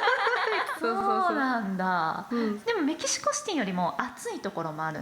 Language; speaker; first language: Japanese; native; Japanese